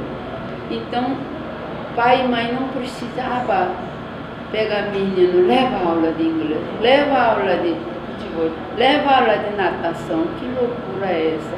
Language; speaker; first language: Portuguese; non-native, learner; Korean